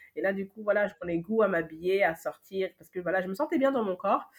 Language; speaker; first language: French; native; French